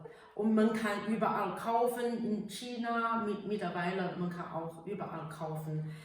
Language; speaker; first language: German; non-native, learner; Chinese